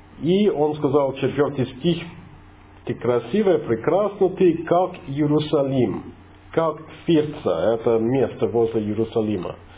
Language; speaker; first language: Russian; non-native, fluent; English